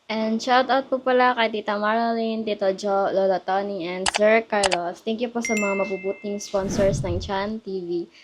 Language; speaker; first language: Filipino; native; Filipino